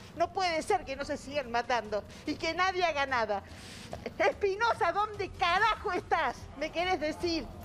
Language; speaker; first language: Spanish; native; Spanish